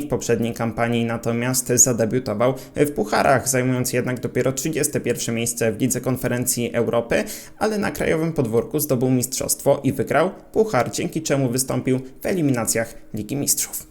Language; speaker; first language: Polish; native; Polish